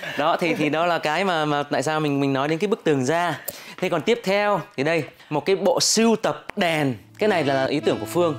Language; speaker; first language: Vietnamese; native; Vietnamese